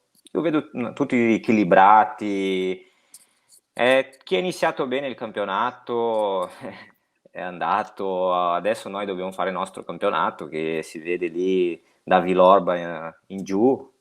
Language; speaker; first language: Italian; non-native, fluent; Portuguese